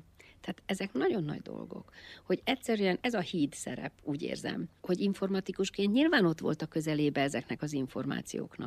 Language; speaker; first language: Hungarian; native; Hungarian